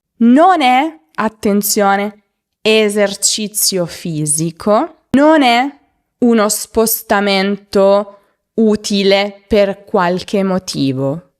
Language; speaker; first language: Italian; native; Italian